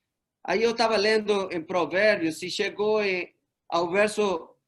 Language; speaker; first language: Portuguese; non-native, fluent; Spanish